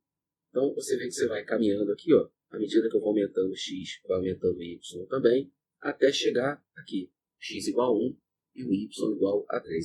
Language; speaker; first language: Portuguese; native; Portuguese